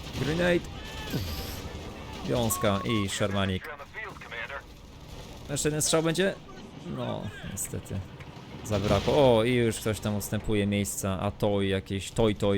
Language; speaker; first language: Polish; native; Polish